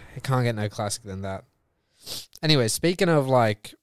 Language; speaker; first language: English; early bilingual, other home language; Punjabi